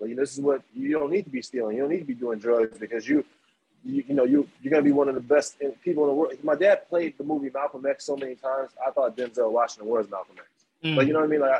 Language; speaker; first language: English; native; English